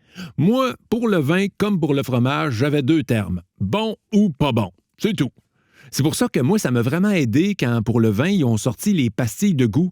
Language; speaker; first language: French; native; French